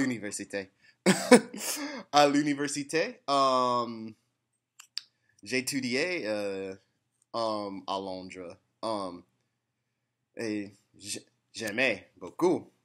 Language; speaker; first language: French; non-native, learner; English